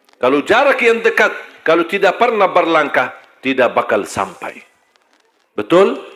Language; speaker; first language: Malay; non-native, fluent; Arabic